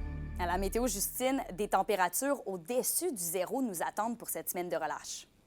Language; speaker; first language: French; native; French